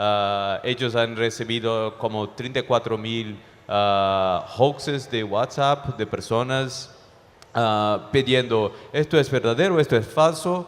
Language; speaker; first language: Spanish; non-native, fluent; Portuguese